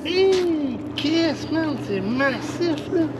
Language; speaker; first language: French; native; French